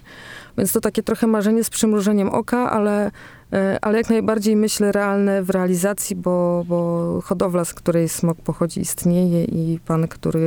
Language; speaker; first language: Polish; native; Polish